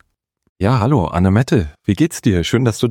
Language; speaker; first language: German; native; German